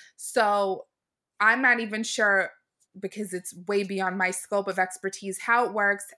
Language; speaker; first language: English; native; English